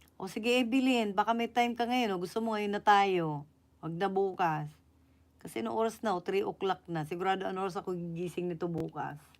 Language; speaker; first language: Filipino; non-native, local second language; Iloko